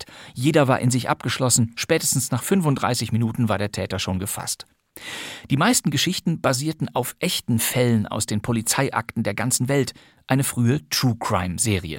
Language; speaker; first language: German; native; German